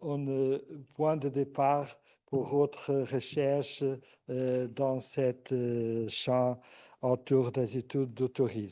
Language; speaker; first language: French; non-native, fluent; Portuguese